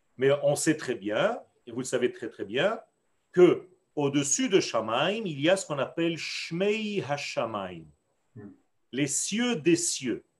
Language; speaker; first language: French; non-native, fluent; Hebrew